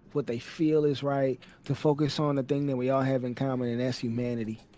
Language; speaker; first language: English; native; English